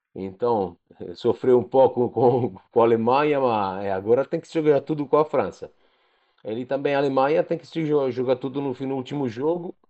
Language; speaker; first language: Portuguese; non-native, fluent; Italian